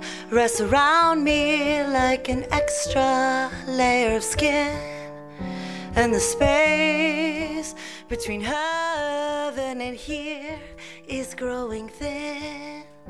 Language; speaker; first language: English; native; English